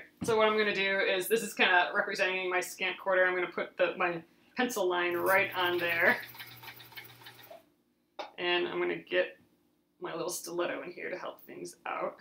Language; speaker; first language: English; native; English